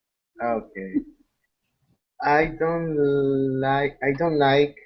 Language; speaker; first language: English; non-native, learner; Spanish